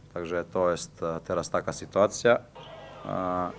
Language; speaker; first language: Polish; non-native, learner; Slovenian